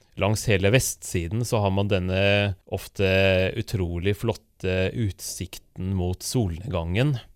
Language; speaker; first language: Norwegian; native; Norwegian